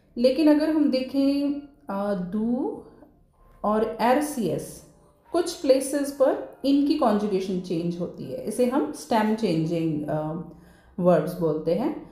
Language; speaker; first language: Hindi; native; Hindi